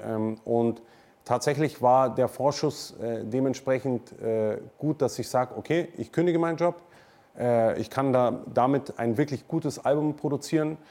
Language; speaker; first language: German; native; German